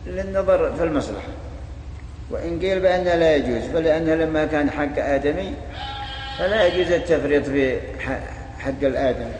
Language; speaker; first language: Arabic; native; Arabic